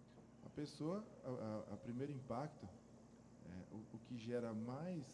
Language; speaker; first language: Portuguese; native; Portuguese